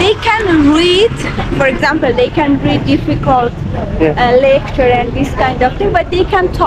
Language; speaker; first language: English; non-native, learner; Persian